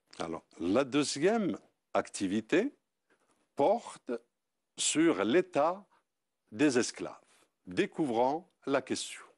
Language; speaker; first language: French; non-native, local second language; Arabic